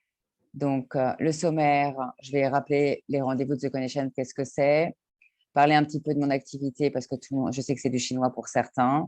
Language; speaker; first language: French; native; French